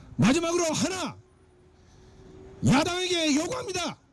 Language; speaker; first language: Korean; native; Korean